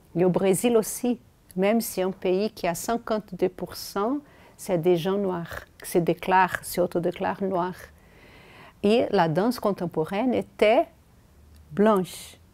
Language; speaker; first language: French; non-native, fluent; Portuguese